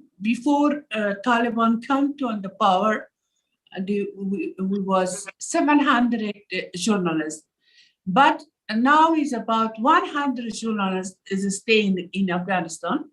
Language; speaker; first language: English; non-native, learner; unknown